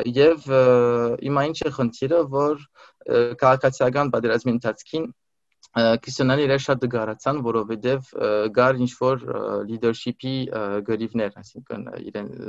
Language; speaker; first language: Armenian; early bilingual, heritage; Armenian